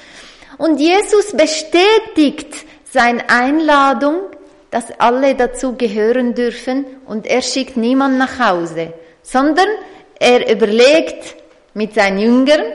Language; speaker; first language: German; non-native, fluent; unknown